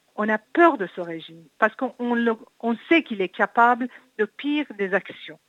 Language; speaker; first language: French; non-native, fluent; Persian